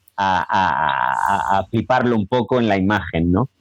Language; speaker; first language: Spanish; native; Spanish